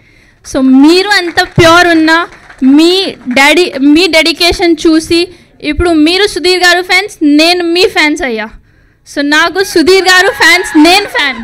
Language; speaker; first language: Telugu; non-native, learner; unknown